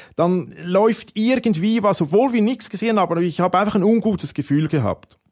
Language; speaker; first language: German; native; German